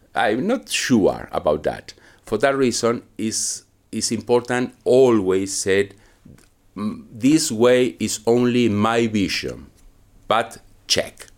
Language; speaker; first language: English; non-native, learner; Spanish